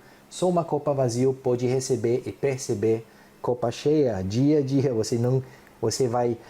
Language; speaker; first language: Portuguese; non-native, fluent; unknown